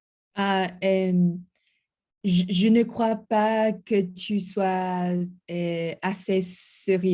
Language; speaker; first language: French; non-native, learner; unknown